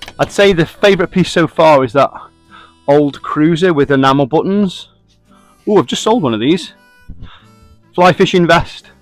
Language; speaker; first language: English; native; English